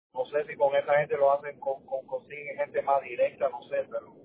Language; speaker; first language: Spanish; early bilingual, heritage; Spanish